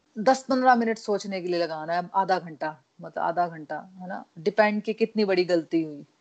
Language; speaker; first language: Hindi; non-native, local second language; Punjabi